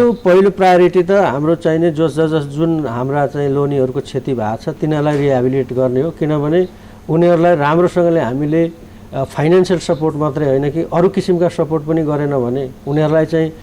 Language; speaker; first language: Nepali; native; Nepali